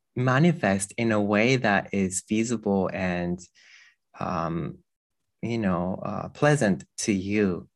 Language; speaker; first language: English; non-native, fluent; Japanese